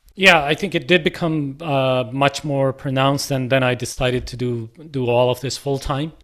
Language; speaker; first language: English; non-native, local second language; Punjabi